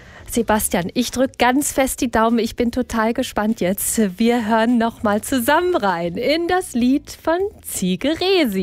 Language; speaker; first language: German; native; German